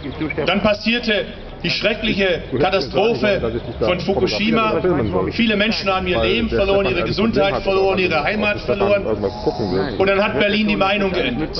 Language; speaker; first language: German; early bilingual, other home language; Turkish